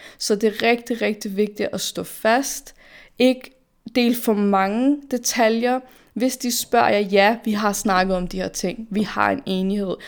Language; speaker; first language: Danish; early bilingual, other home language; Arabic